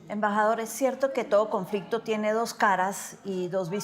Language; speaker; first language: Spanish; native; Spanish